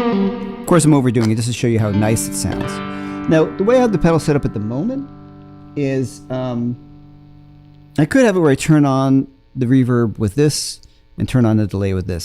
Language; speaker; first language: English; native; English